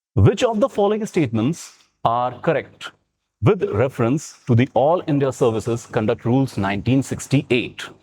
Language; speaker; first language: English; non-native, local second language; Punjabi